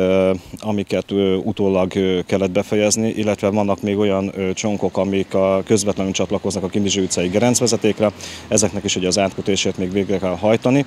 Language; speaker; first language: Hungarian; native; Hungarian